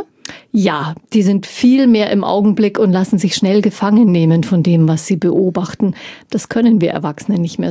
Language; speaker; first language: German; native; German